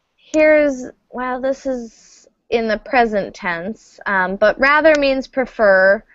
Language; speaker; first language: English; native; English